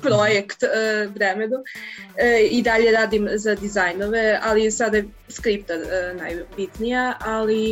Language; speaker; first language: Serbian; early bilingual, heritage; English